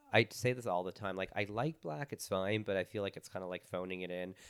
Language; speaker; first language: English; native; English